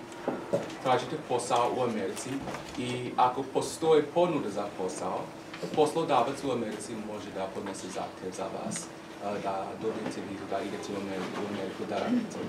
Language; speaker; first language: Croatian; non-native, learner; English